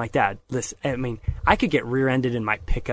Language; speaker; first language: English; native; English